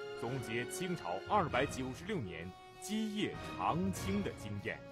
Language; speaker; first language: Chinese; native; Chinese